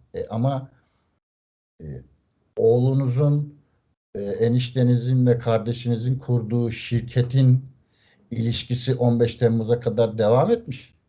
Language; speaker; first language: Turkish; native; Turkish